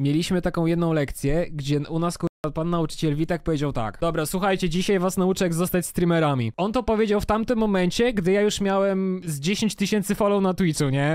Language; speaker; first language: Polish; native; Polish